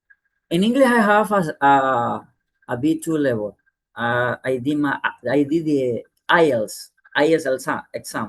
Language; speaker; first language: English; non-native, fluent; Spanish